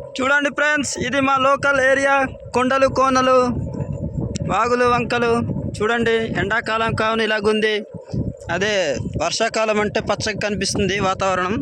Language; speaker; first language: Telugu; native; Telugu